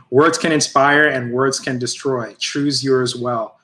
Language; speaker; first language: English; native; English